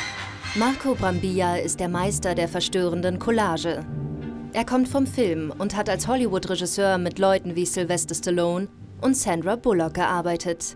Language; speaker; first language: German; native; German